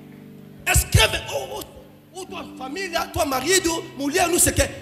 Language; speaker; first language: Portuguese; non-native, learner; Lingala